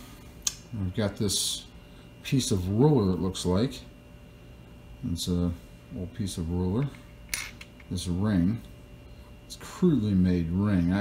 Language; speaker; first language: English; native; English